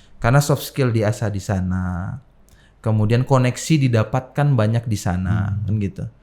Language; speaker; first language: Indonesian; native; Indonesian